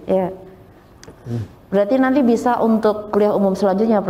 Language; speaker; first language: Indonesian; native; Indonesian